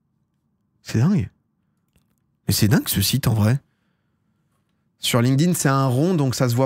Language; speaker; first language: French; native; French